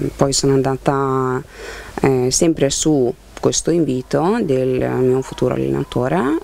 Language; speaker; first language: Italian; non-native, fluent; Lithuanian